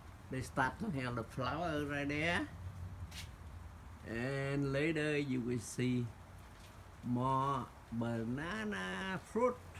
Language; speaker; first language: English; non-native, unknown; Vietnamese